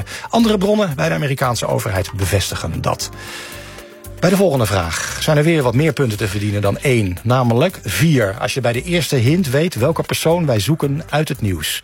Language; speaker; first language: Dutch; native; Dutch